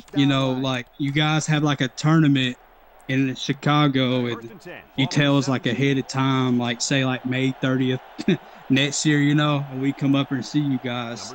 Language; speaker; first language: English; native; English